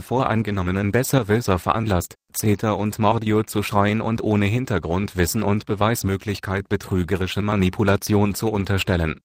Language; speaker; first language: German; native; German